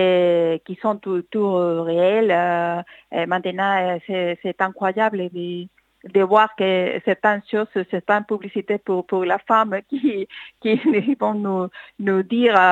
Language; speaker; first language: French; non-native, fluent; Spanish